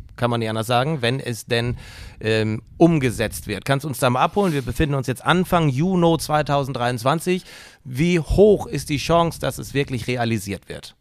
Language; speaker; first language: German; native; German